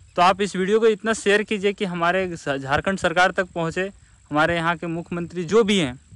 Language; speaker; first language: Hindi; native; Hindi